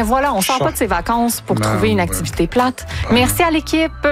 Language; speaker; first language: French; native; French